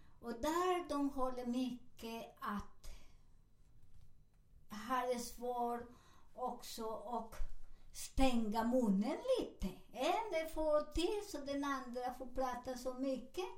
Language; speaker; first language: Swedish; non-native, learner; Spanish